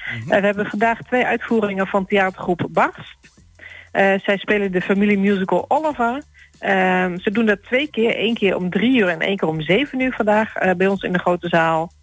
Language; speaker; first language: Dutch; native; Dutch